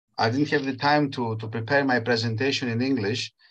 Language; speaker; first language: English; non-native, fluent; Greek